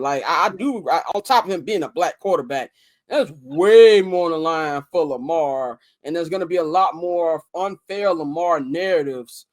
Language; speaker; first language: English; native; English